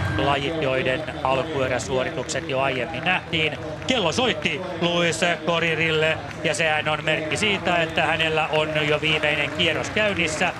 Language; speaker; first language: Finnish; native; Finnish